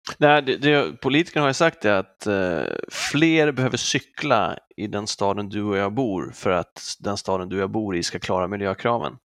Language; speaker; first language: Swedish; native; Swedish